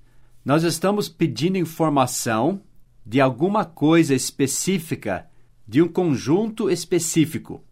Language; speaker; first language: Portuguese; non-native, fluent; English